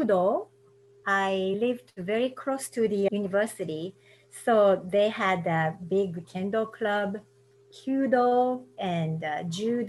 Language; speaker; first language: English; non-native, fluent; Japanese